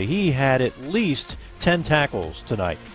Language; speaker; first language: English; native; English